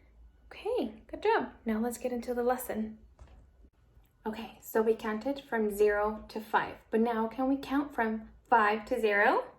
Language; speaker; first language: English; native; English